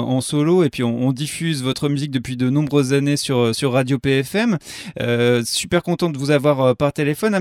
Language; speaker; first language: French; native; French